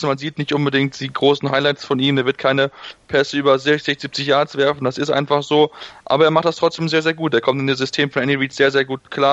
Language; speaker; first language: German; native; German